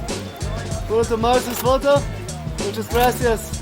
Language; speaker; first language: Spanish; non-native, learner; English